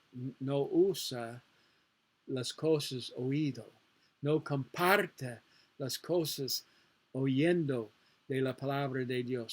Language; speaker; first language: Spanish; non-native, learner; English